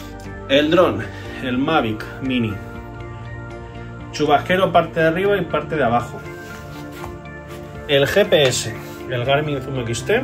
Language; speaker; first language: Spanish; native; Spanish